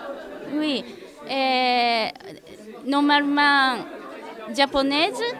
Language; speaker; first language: French; non-native, learner; Japanese